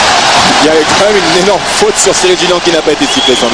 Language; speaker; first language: French; native; French